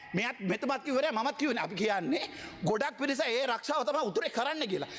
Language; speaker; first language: Sinhala; non-native, local second language; Tamil